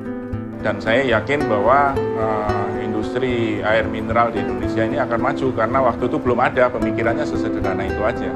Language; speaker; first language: Indonesian; native; Indonesian